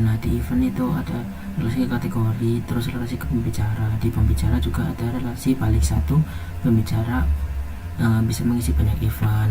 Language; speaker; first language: Indonesian; native; Indonesian